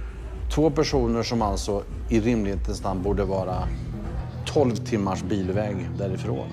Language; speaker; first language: Swedish; native; Swedish